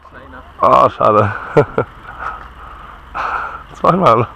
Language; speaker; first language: German; non-native, learner; French